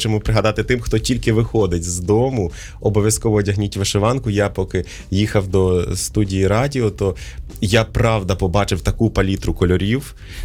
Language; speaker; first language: Ukrainian; native; Ukrainian